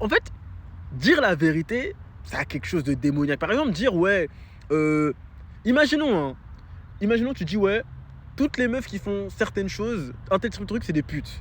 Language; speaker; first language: French; native; French